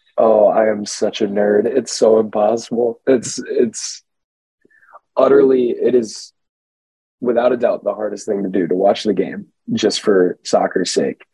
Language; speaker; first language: English; native; English